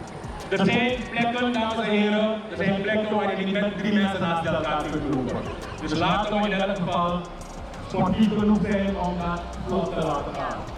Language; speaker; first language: Dutch; native; Dutch